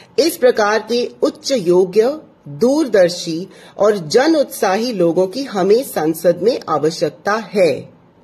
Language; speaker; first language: Hindi; non-native, local second language; English